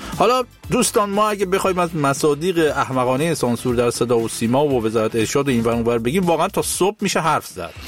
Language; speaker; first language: Persian; native; Persian